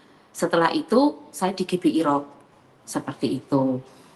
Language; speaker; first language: Indonesian; native; Indonesian